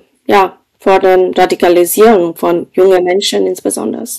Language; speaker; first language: German; non-native, fluent; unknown